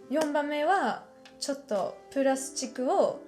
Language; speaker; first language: Japanese; non-native, fluent; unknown